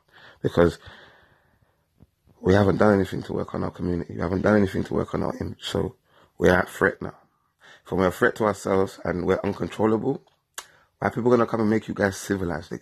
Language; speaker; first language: English; native; English